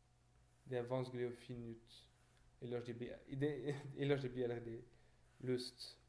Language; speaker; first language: Norwegian; non-native, fluent; French